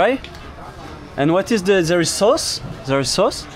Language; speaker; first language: English; non-native, learner; French